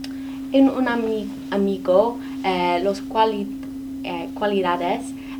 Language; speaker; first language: Spanish; non-native, learner; English